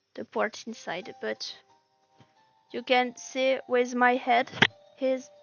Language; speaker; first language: English; non-native, learner; French